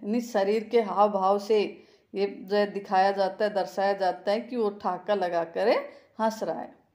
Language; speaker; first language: Hindi; native; Hindi